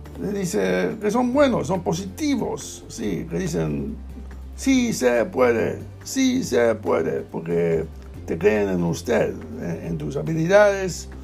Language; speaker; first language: Spanish; non-native, learner; English